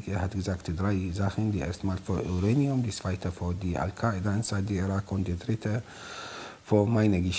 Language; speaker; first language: German; non-native, learner; Arabic